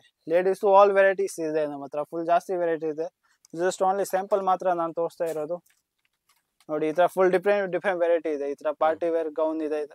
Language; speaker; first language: Kannada; non-native, local second language; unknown